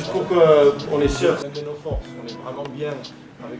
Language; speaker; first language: French; native; French